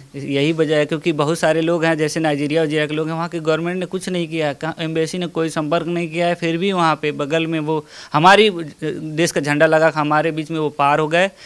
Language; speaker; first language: Hindi; native; Hindi